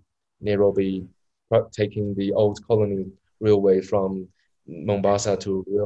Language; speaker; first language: English; non-native, learner; Chinese